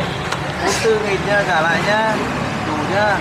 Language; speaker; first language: Vietnamese; native; Vietnamese